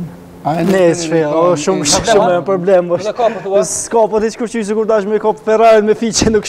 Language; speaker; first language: German; non-native, learner; Albanian